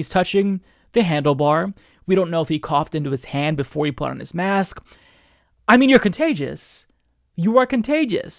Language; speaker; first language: English; native; English